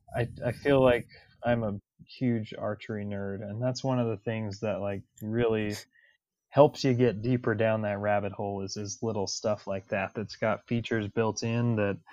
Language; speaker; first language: English; native; English